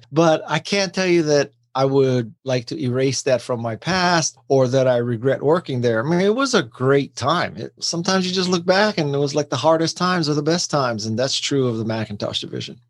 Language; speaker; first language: English; native; English